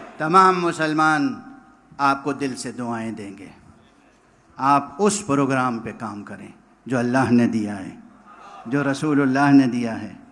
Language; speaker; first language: Urdu; native; Urdu